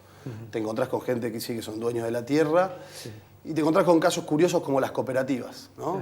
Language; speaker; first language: Spanish; native; Spanish